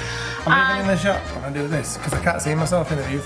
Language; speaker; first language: English; native; English